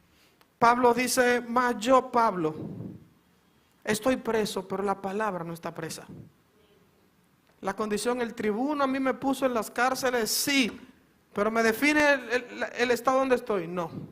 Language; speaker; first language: Spanish; native; Spanish